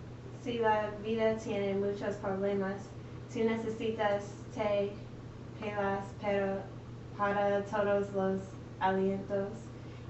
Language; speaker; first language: Spanish; non-native, learner; English